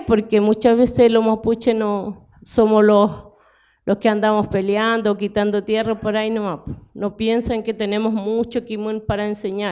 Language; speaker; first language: Spanish; non-native, local second language; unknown